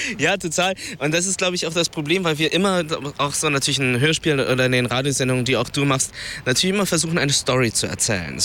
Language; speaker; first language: German; early bilingual, other home language; Vietnamese